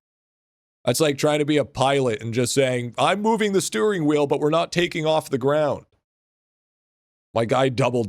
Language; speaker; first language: English; native; English